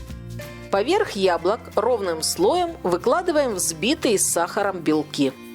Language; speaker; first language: Russian; native; Russian